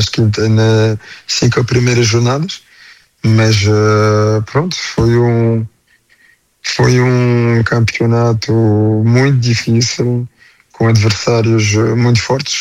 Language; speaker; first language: Portuguese; early bilingual, heritage; French